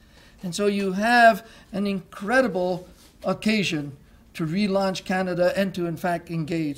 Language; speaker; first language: English; non-native, local second language; French